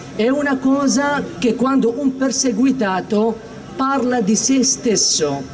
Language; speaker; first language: Italian; non-native, fluent; Aramaic